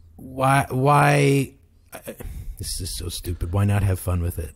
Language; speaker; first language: English; native; English